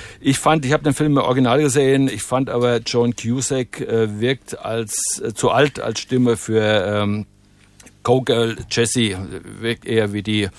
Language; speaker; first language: German; native; German